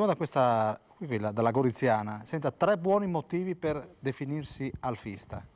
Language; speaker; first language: Italian; native; Italian